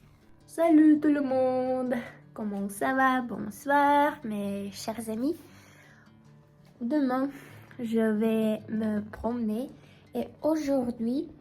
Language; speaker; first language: French; non-native, learner; Russian